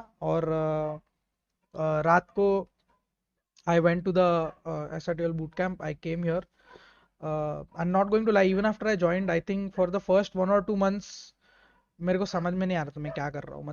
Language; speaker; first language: Hindi; native; Hindi